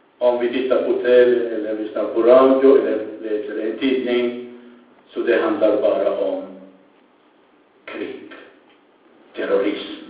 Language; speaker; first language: Swedish; non-native, fluent; Arabic